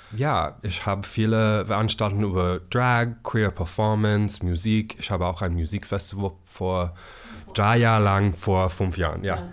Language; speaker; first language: German; non-native, learner; English